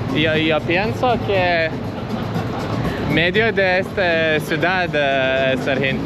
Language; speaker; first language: Spanish; non-native, learner; Lithuanian